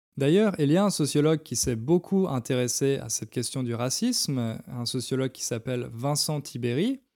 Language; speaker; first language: French; native; French